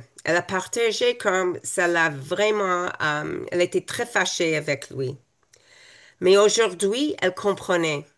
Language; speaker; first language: French; non-native, fluent; English